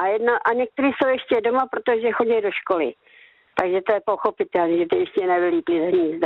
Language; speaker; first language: Czech; native; Czech